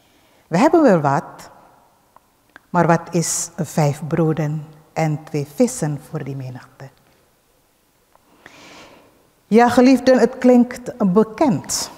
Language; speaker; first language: Dutch; early bilingual, other home language; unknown